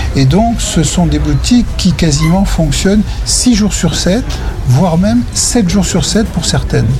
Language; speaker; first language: French; native; French